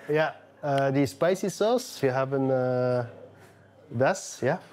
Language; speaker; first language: German; non-native, learner; Dutch